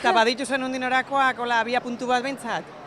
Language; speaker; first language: Basque; native; Basque